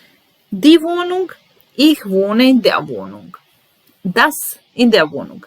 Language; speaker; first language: German; non-native, fluent; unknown